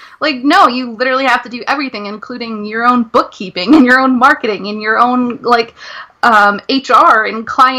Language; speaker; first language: English; native; English